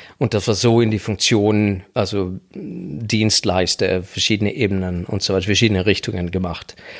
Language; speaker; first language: German; non-native, fluent; Swedish